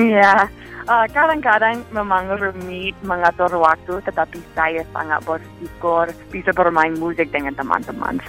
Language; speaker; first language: Indonesian; non-native, fluent; English